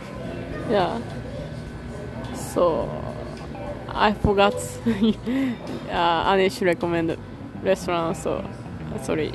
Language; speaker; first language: English; non-native, learner; Japanese